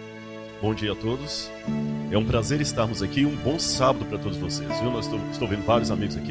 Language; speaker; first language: Portuguese; native; Portuguese